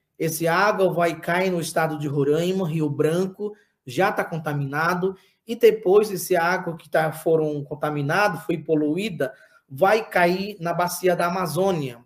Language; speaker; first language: Portuguese; non-native, local second language; Yanomámi